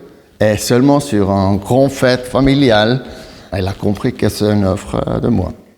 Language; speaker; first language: French; non-native, local second language; German